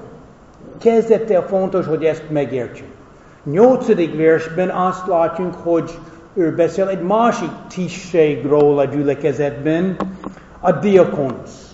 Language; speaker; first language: Hungarian; non-native, fluent; English